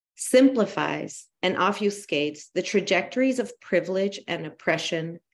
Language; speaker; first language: English; early bilingual, other home language; Spanish